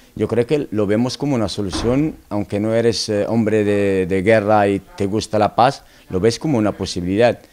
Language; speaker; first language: Spanish; non-native, local second language; Arabic